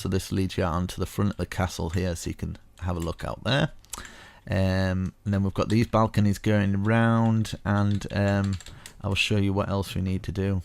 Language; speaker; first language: English; native; English